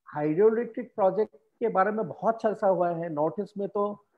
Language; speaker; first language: Hindi; non-native, local second language; Assamese